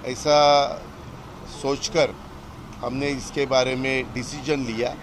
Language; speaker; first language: Hindi; non-native, local second language; Marathi